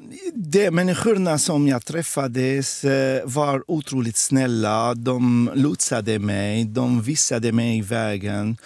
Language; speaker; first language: Swedish; non-native, fluent; Arabic